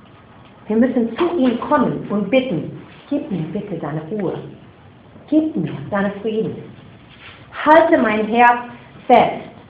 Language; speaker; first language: German; non-native, fluent; English